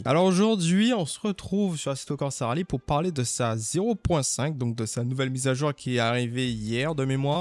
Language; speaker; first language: French; native; French